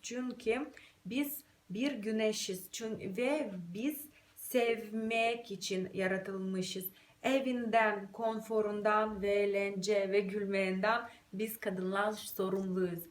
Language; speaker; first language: Turkish; non-native, fluent; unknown